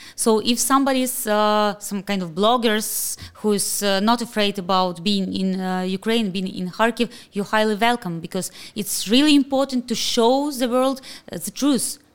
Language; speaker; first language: English; non-native, fluent; Ukrainian